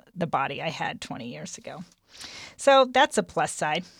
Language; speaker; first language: English; native; English